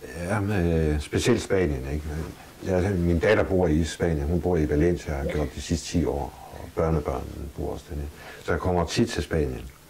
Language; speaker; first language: Danish; native; Danish